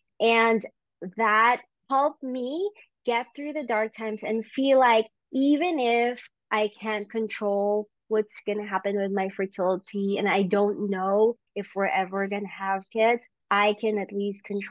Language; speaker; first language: English; non-native, local second language; Filipino